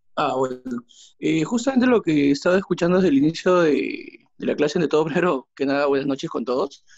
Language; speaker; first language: Spanish; native; Spanish